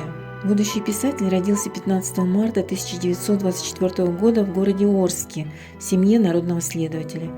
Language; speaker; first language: Russian; native; Russian